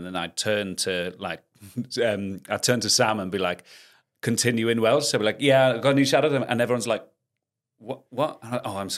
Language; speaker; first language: English; non-native, local second language; Welsh